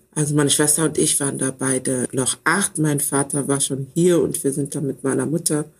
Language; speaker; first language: German; early bilingual, other home language; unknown